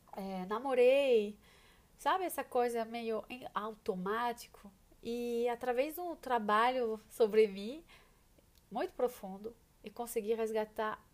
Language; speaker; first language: Portuguese; non-native, fluent; French